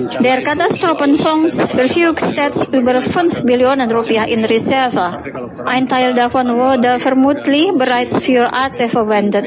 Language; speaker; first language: German; non-native, fluent; Indonesian